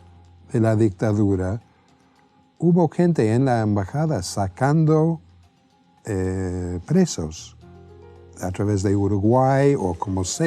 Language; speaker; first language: Spanish; non-native, fluent; English